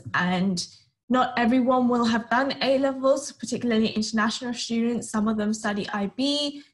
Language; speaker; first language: English; native; English